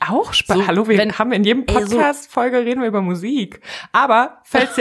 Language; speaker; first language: German; native; German